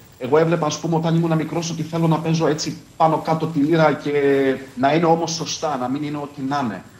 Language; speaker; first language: Greek; early bilingual, heritage; Greek